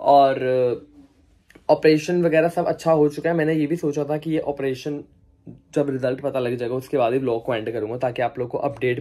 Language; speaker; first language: Hindi; non-native, local second language; Punjabi